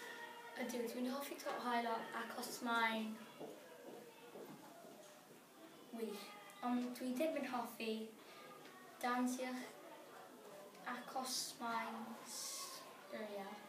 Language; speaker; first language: Welsh; non-native, local second language; English